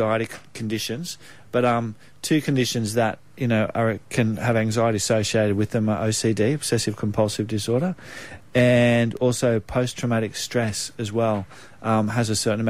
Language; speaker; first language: English; native; English